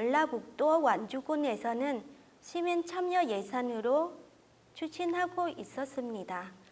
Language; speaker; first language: Korean; non-native, fluent; Vietnamese